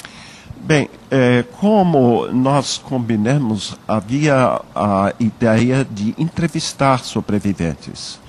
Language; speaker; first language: Portuguese; early bilingual, other home language; German